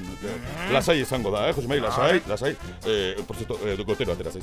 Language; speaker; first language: Basque; native; Basque